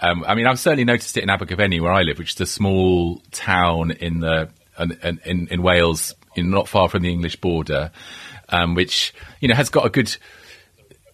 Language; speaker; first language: English; native; English